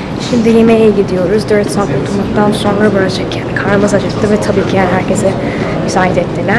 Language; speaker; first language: Turkish; early bilingual, heritage; English